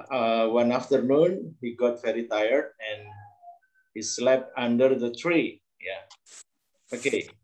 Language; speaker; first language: English; non-native, learner; Indonesian